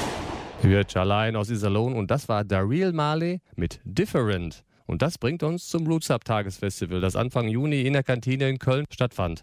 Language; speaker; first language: German; native; German